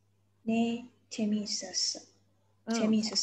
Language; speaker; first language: Korean; non-native, learner; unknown